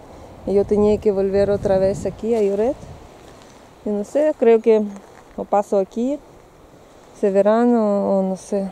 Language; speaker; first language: Spanish; non-native, learner; Russian